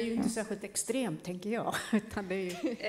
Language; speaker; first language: Swedish; native; Swedish